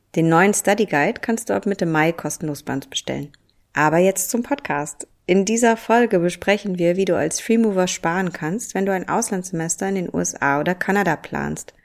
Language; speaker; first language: German; native; German